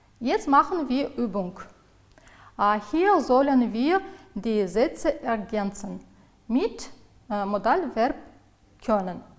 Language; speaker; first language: German; non-native, fluent; Uzbek